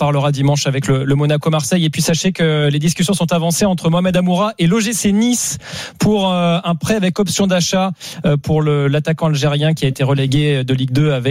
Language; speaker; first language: French; native; French